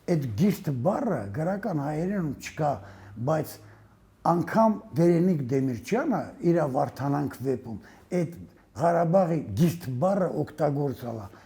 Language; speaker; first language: Armenian; native; Armenian